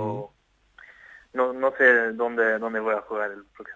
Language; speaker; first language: Spanish; non-native, fluent; Swedish